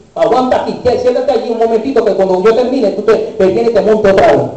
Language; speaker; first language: Spanish; early bilingual, heritage; Spanish